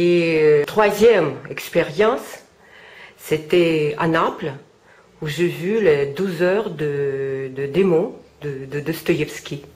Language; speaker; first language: French; non-native, fluent; Russian